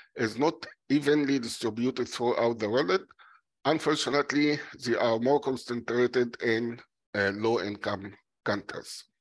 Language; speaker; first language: English; non-native, fluent; Arabic